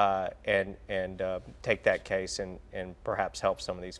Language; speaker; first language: English; native; English